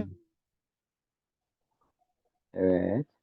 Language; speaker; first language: Turkish; non-native, fluent; Indonesian